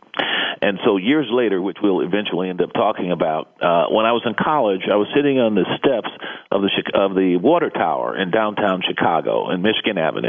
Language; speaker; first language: English; native; English